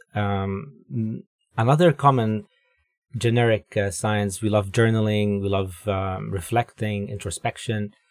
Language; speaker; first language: English; non-native, fluent; Arabic